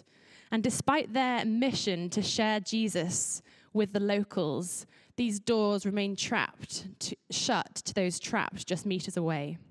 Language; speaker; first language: English; native; English